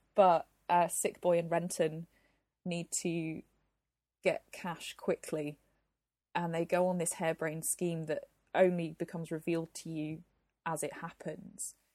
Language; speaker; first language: English; native; English